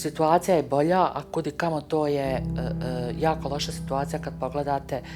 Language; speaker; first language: Bosnian; native; Bosnian